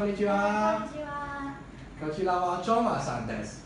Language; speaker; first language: Japanese; non-native, learner; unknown